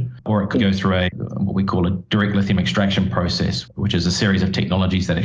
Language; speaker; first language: English; native; English